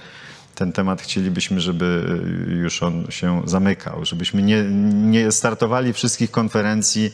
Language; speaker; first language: Polish; native; Polish